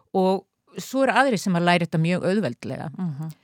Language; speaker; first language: Icelandic; native; Icelandic